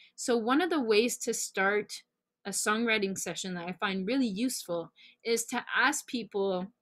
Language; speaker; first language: English; native; English